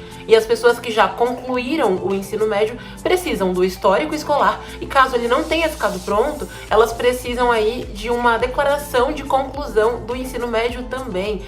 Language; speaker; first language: Portuguese; native; Portuguese